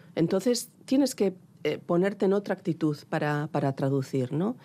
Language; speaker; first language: Spanish; non-native, local second language; Basque